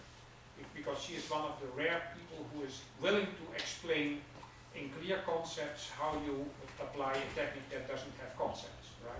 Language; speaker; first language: English; non-native, fluent; Dutch